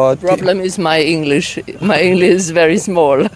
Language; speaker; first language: English; non-native, learner; German